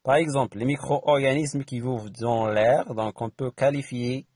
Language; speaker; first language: French; non-native, local second language; Arabic